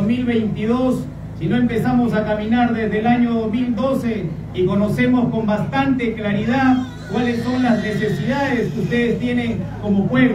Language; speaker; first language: Spanish; native; Spanish